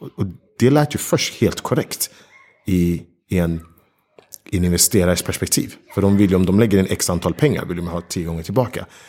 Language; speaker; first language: Swedish; early bilingual, other home language; Ganda